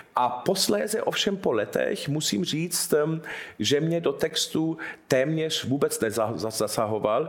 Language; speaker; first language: Czech; early bilingual, heritage; Czech